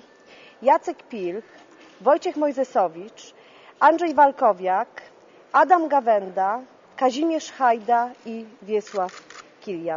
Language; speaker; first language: Polish; native; Polish